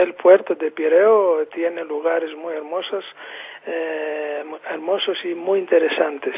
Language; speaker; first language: Spanish; non-native, fluent; Greek